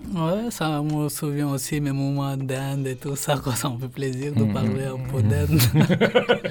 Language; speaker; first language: French; non-native, fluent; Hindi